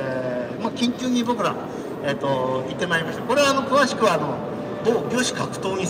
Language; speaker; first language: Japanese; native; Japanese